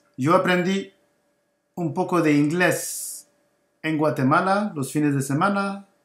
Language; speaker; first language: Spanish; native; Spanish